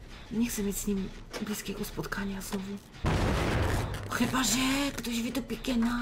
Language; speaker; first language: Polish; native; Polish